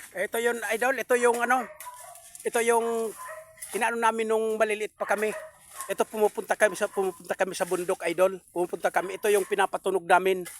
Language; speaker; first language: Filipino; non-native, local second language; Bikol